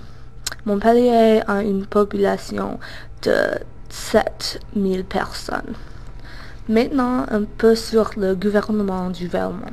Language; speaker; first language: French; non-native, learner; English